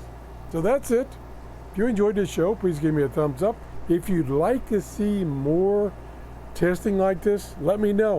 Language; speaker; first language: English; native; English